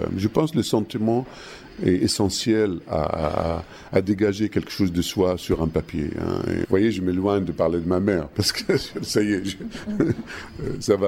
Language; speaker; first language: French; non-native, fluent; Arabic